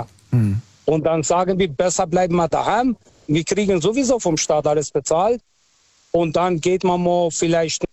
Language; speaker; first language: German; early bilingual, other home language; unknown